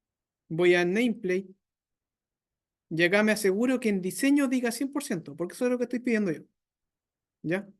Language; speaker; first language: Spanish; native; Spanish